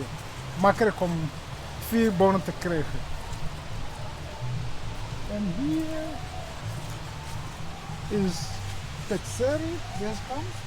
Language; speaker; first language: Dutch; non-native, learner; Kinyarwanda